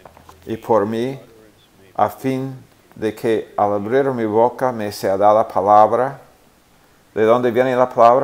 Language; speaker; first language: Spanish; non-native, fluent; English